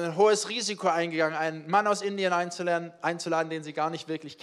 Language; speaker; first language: German; native; German